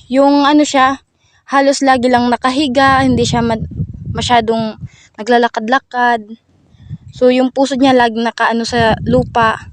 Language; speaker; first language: Filipino; non-native, local second language; Cebuano